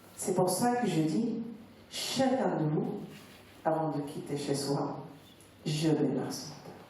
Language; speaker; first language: French; non-native, local second language; Arabic